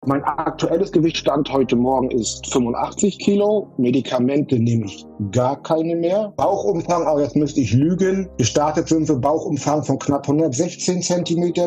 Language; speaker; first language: German; native; German